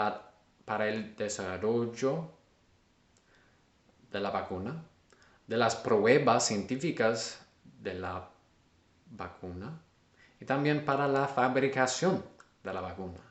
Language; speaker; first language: Spanish; non-native, learner; English